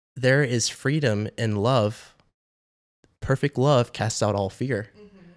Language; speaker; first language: English; native; English